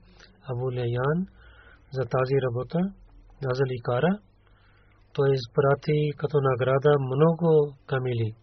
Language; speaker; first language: Bulgarian; non-native, learner; Urdu